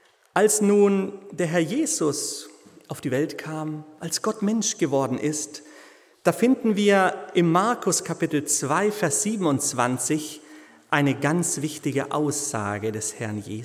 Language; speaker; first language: German; native; German